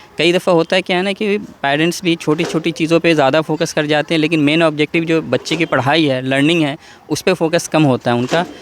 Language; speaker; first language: Hindi; native; Hindi